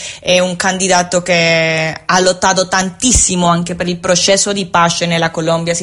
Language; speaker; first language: Italian; non-native, fluent; Spanish